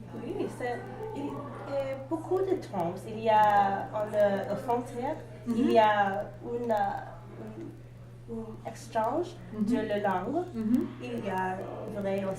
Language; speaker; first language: French; non-native, learner; English